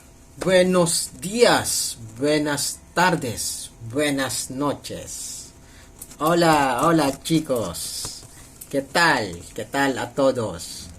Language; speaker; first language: Spanish; non-native, learner; Filipino